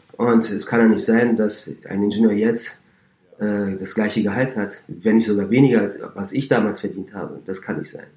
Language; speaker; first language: German; native; German